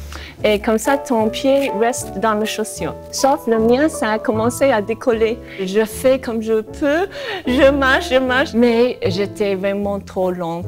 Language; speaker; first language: French; non-native, fluent; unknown